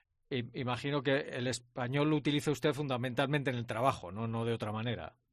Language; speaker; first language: Spanish; native; Spanish